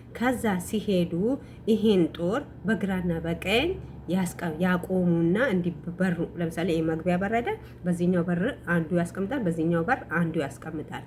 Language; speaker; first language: Amharic; non-native, local second language; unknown